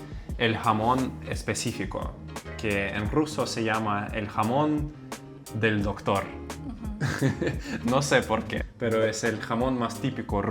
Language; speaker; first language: Spanish; non-native, fluent; Russian